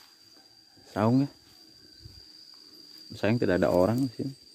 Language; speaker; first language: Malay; non-native, local second language; Sundanese